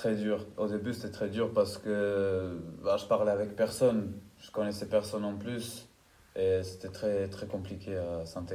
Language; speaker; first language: French; non-native, fluent; Albanian